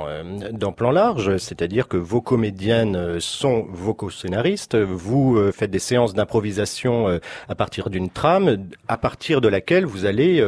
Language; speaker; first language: French; native; French